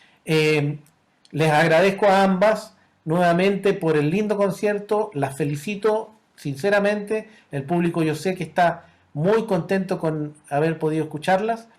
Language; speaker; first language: Spanish; native; Spanish